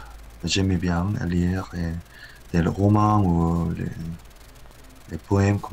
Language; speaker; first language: French; non-native, learner; Korean